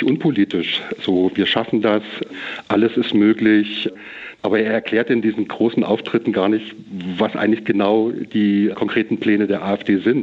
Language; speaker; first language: German; native; German